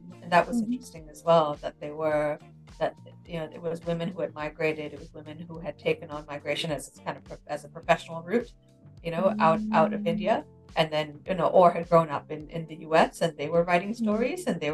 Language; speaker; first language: English; native; English